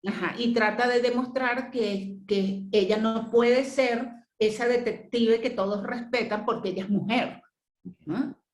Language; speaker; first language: Spanish; native; Spanish